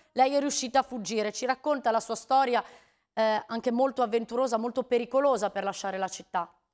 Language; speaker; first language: Italian; native; Italian